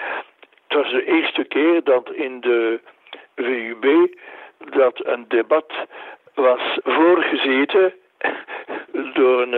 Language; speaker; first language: Dutch; non-native, local second language; French